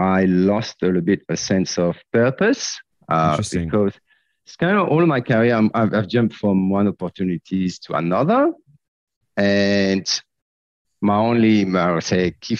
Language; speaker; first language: English; non-native, fluent; French